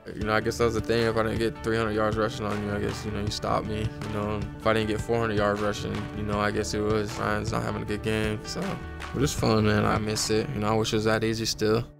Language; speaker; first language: English; native; English